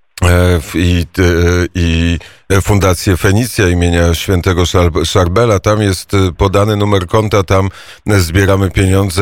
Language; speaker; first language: Polish; non-native, learner; Arabic